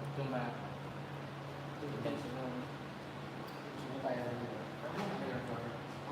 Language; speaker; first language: Chinese; native; Chinese